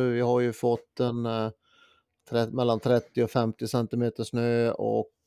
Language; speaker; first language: Swedish; native; Swedish